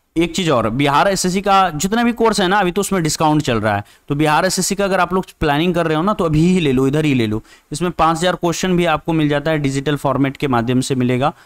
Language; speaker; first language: Hindi; native; Hindi